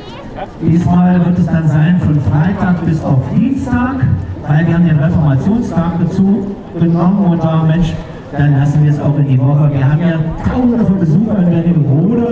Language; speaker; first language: German; native; German